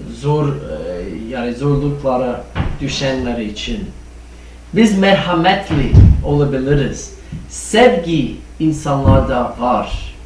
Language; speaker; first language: Turkish; non-native, fluent; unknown